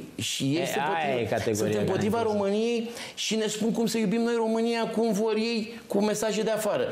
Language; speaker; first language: Romanian; native; Romanian